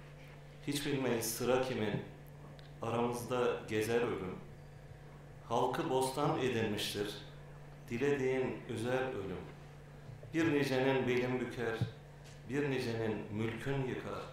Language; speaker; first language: Turkish; native; Turkish